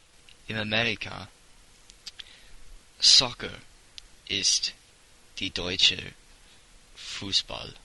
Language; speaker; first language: German; non-native, learner; English